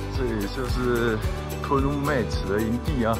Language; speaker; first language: Chinese; native; Chinese